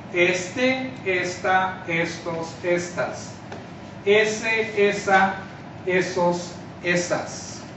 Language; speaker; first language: Spanish; non-native, fluent; English